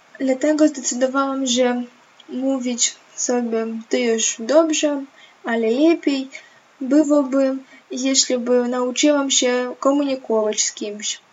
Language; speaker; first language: Polish; non-native, learner; Ukrainian